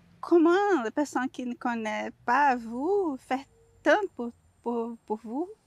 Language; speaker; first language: French; non-native, learner; Portuguese